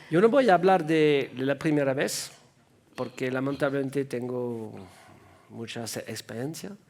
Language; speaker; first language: Spanish; non-native, fluent; French